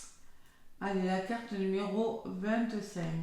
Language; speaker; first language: French; native; French